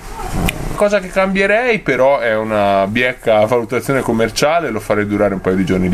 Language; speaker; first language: Italian; native; Italian